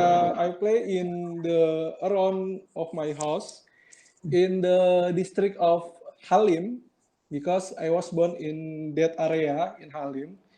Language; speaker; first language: English; non-native, learner; Indonesian